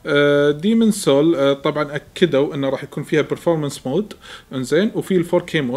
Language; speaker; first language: Arabic; native; Arabic